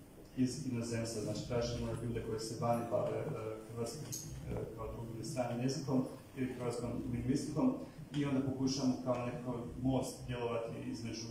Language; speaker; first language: Croatian; native; Croatian